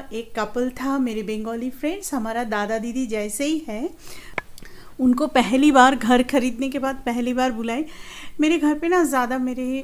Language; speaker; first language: Hindi; non-native, local second language; Bangla